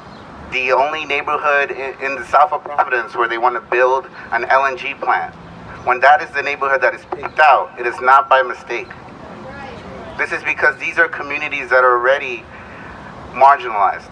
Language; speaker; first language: English; early bilingual, other home language; Spanish